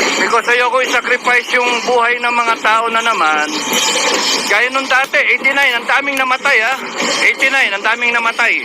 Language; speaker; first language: Filipino; native; Filipino